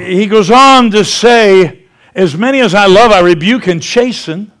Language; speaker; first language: English; native; English